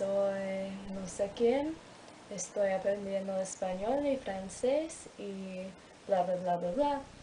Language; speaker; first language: Spanish; non-native, learner; English